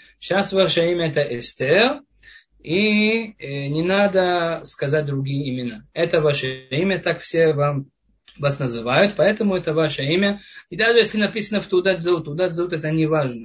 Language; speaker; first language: Russian; non-native, fluent; Hebrew